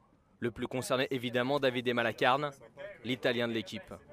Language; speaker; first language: French; native; French